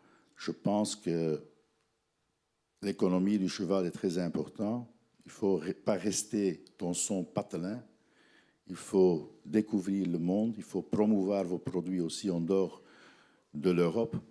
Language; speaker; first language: French; non-native, fluent; Dutch